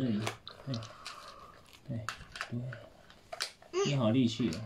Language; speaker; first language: Chinese; native; Chinese